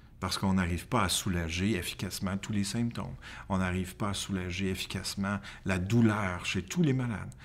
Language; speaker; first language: French; native; French